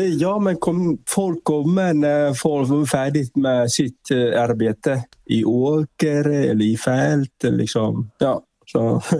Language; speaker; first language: Swedish; non-native, fluent; Vietnamese